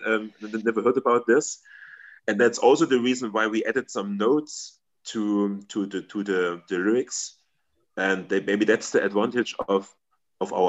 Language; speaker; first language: English; non-native, fluent; German